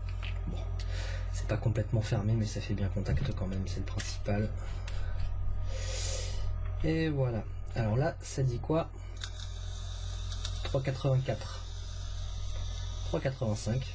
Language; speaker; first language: French; native; French